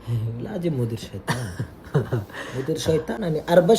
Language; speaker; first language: Arabic; non-native, learner; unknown